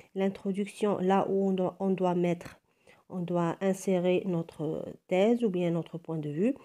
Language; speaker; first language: French; non-native, local second language; Arabic